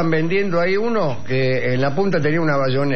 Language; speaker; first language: Spanish; native; Spanish